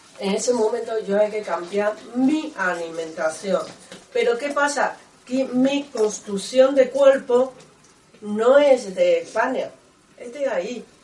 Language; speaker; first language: Spanish; non-native, learner; Chinese